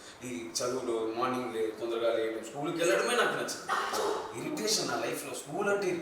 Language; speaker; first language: Telugu; non-native, learner; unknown